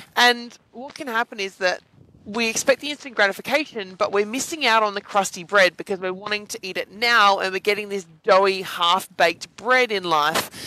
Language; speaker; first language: English; native; English